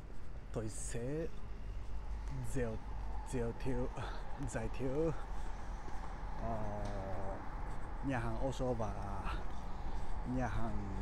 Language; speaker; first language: Vietnamese; non-native, learner; Japanese